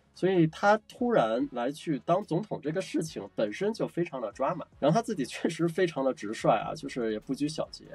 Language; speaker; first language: Chinese; native; Chinese